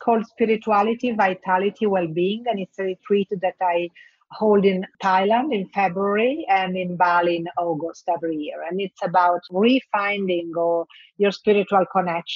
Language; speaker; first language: English; non-native, fluent; Italian